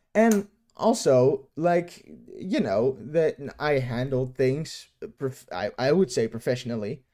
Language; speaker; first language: English; non-native, fluent; Dutch